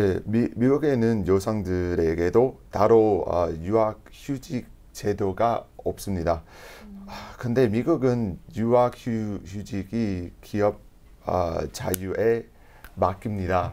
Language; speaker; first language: Korean; non-native, learner; English